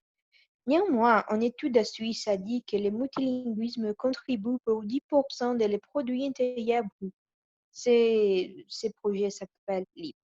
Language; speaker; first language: French; non-native, learner; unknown